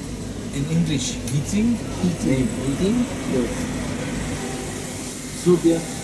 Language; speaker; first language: English; non-native, fluent; Arabic